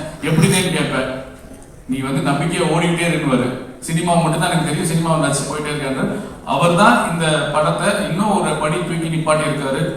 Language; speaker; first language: Tamil; native; Tamil